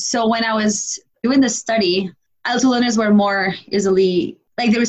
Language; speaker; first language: English; non-native, fluent; Spanish